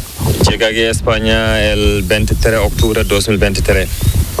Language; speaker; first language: Spanish; non-native, learner; Fula